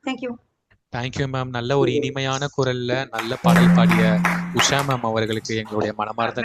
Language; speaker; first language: Tamil; native; Tamil